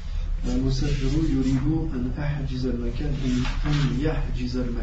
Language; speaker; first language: Arabic; non-native, learner; French